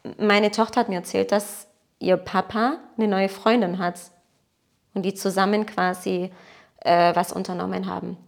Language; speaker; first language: German; early bilingual, other home language; Portuguese